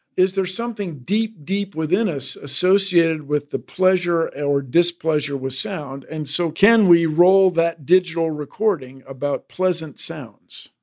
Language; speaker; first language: English; native; English